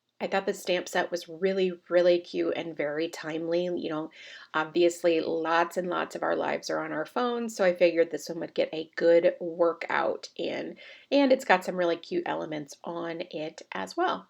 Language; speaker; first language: English; native; English